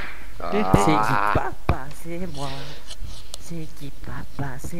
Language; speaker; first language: French; native; French